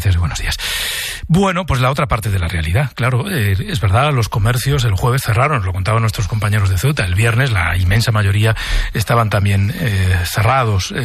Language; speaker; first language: Spanish; native; Spanish